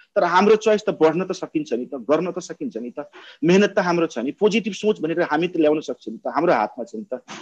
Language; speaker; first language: Nepali; non-native, local second language; Maithili